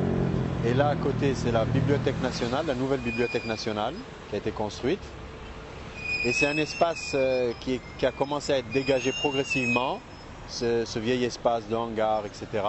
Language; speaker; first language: French; non-native, local second language; Arabic